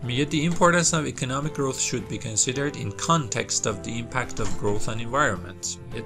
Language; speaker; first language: English; non-native, fluent; Persian